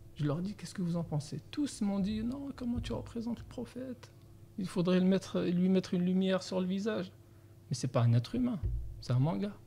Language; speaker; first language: French; non-native, fluent; Arabic